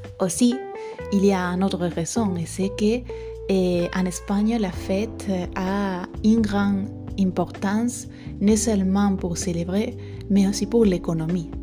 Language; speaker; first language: French; non-native, learner; Spanish